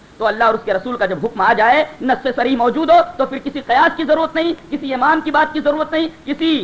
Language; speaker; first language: Urdu; native; Urdu